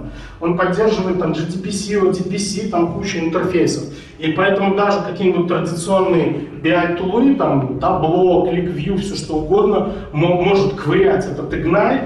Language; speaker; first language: Russian; native; Russian